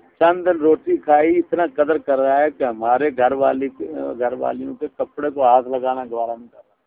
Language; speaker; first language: Urdu; non-native, local second language; Punjabi